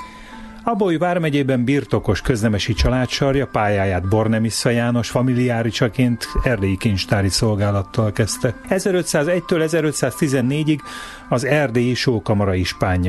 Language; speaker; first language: Hungarian; native; Hungarian